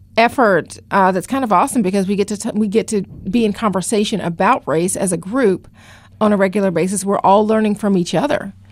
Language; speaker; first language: English; native; English